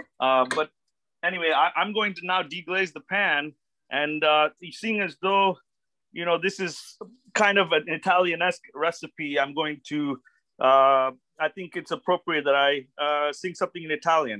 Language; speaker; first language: English; native; English